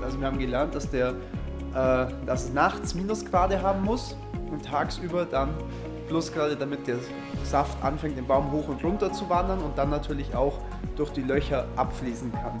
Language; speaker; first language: German; native; German